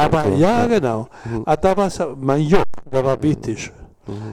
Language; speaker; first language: German; non-native, learner; Spanish